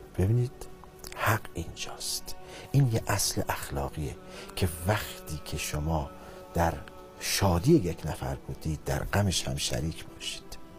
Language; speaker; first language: Persian; native; Persian